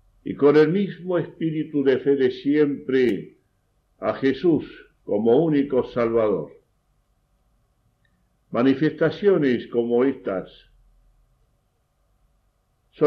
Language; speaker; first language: Spanish; native; Spanish